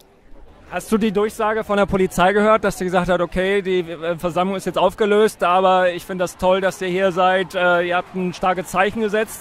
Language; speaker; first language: German; native; German